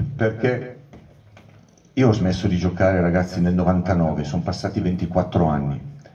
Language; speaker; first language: Italian; native; Italian